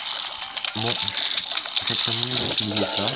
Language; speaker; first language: French; native; French